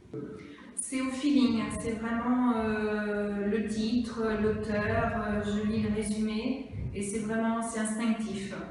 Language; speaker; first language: French; non-native, fluent; Italian